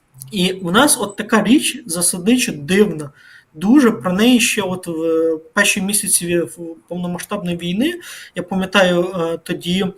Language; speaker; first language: Ukrainian; native; Ukrainian